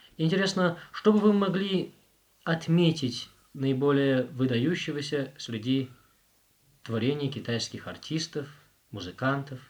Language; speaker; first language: Russian; native; Russian